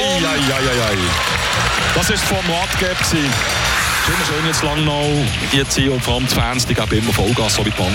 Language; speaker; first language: German; native; German